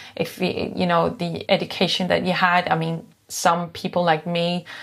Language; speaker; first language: English; non-native, fluent; Dutch